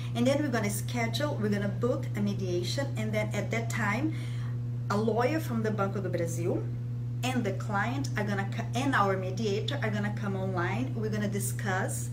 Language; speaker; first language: English; non-native, fluent; Portuguese